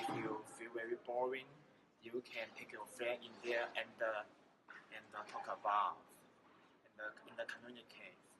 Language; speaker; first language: English; non-native, learner; Chinese